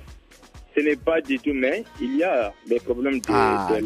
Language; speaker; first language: French; non-native, learner; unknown